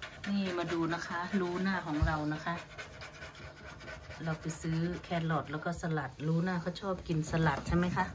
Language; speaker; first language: Thai; non-native, local second language; Lao